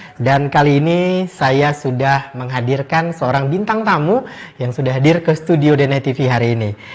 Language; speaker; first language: Indonesian; native; Indonesian